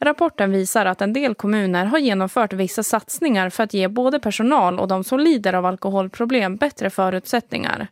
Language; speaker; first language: Swedish; non-native, fluent; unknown